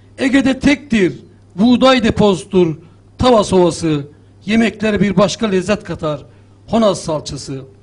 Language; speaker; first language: Turkish; native; Turkish